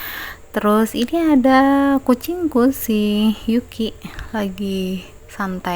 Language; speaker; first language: Indonesian; native; Indonesian